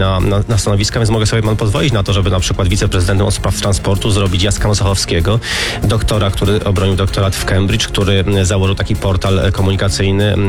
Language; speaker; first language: Polish; native; Polish